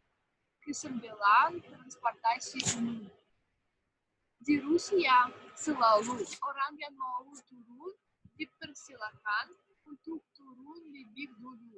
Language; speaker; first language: Indonesian; non-native, fluent; Russian